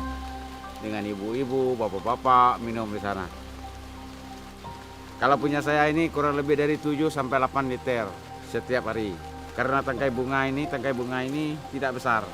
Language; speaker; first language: Indonesian; non-native, local second language; Iban